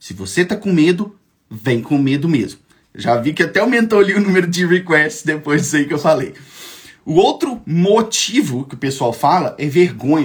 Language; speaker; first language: Portuguese; native; Portuguese